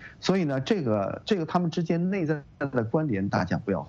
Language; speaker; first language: Chinese; native; Chinese